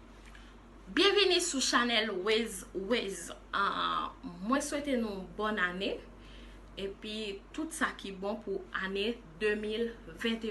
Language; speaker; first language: French; non-native, local second language; Haitian Creole